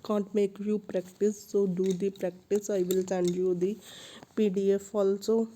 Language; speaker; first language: English; non-native, local second language; Punjabi